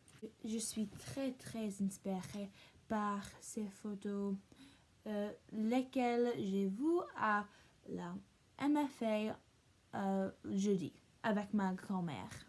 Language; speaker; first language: French; non-native, learner; English